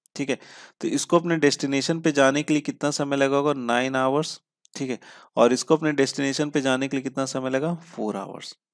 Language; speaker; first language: Hindi; native; Hindi